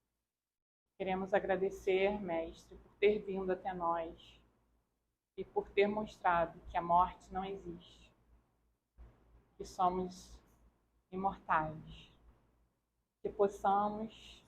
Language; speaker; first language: Portuguese; native; Portuguese